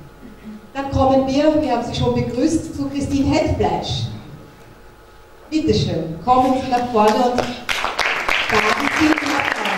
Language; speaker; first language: German; native; German